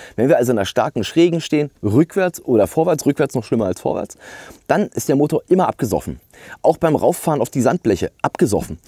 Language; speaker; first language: German; native; German